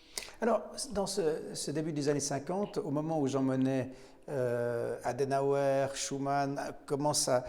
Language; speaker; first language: French; native; French